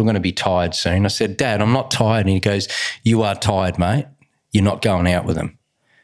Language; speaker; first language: English; native; English